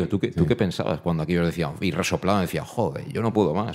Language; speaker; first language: Spanish; native; Spanish